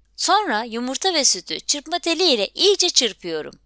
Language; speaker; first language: Turkish; native; Turkish